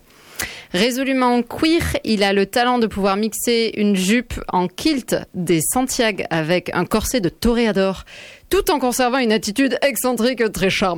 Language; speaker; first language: French; native; French